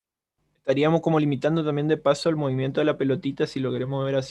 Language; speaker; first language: Spanish; native; Spanish